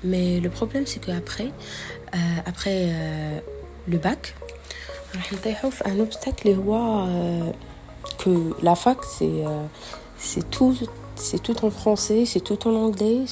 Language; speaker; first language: French; non-native, local second language; Arabic